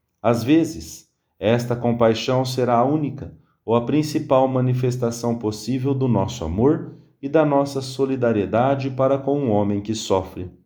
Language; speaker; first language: Portuguese; native; Portuguese